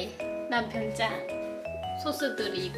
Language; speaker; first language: Korean; non-native, fluent; Turkish